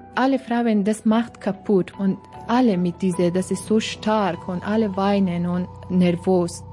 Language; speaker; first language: German; non-native, learner; Persian